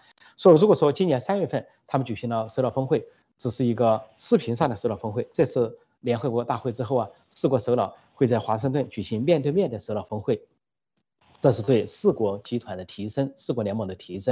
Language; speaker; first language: Chinese; native; Chinese